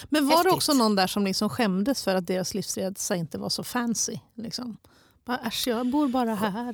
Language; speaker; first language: Swedish; native; Swedish